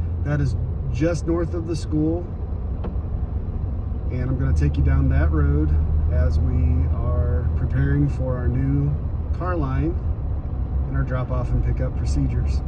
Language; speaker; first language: English; native; English